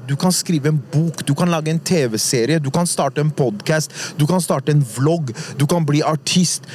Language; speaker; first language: Norwegian; early bilingual, other home language; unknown